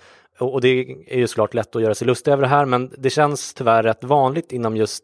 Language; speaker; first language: Swedish; native; Swedish